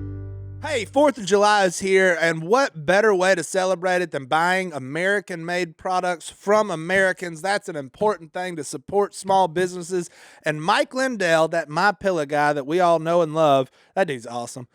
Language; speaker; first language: English; native; English